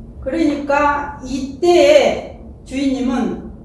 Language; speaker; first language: Korean; native; Korean